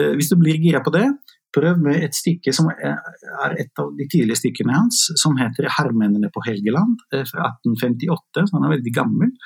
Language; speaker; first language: Norwegian; non-native, fluent; Italian